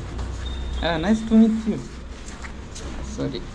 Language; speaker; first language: English; non-native, fluent; Rundi